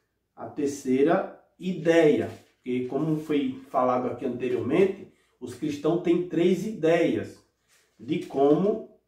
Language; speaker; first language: Portuguese; native; Portuguese